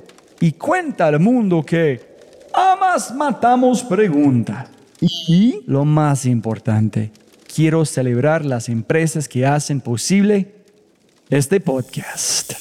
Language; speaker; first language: Spanish; non-native, fluent; English